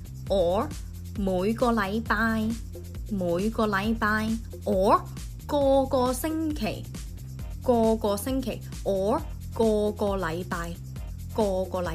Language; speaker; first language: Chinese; early bilingual, heritage; Cantonese